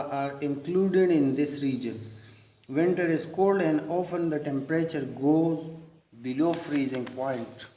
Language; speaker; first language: English; non-native, local second language; Urdu